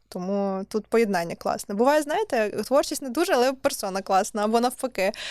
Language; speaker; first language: Ukrainian; native; Ukrainian